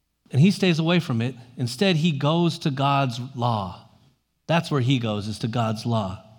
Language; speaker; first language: English; native; English